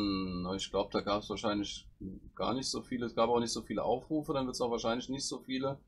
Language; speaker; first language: German; native; German